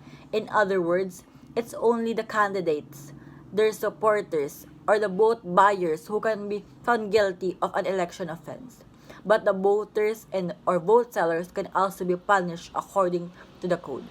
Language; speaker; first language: English; non-native, local second language; Filipino